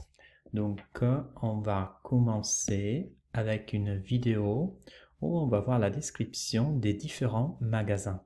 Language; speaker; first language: French; non-native, fluent; Italian